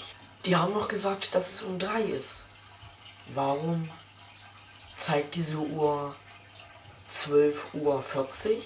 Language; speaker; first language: German; native; German